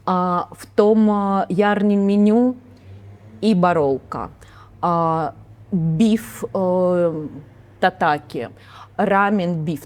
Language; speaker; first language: Czech; non-native, learner; Ukrainian